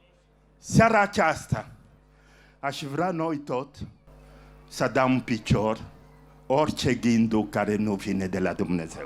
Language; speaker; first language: Romanian; non-native, fluent; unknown